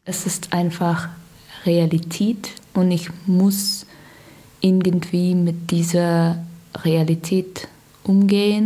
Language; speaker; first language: German; non-native, fluent; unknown